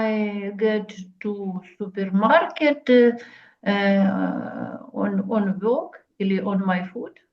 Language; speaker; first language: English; non-native, learner; Russian